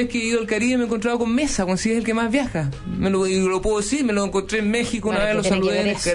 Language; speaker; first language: Spanish; native; Spanish